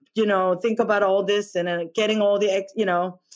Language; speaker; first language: English; non-native, fluent; Korean